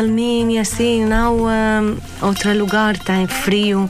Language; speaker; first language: Portuguese; non-native, learner; Arabic